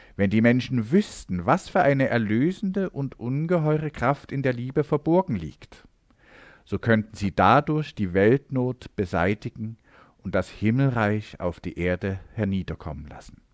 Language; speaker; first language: German; native; German